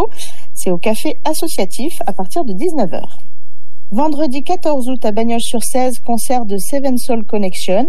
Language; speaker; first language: French; native; French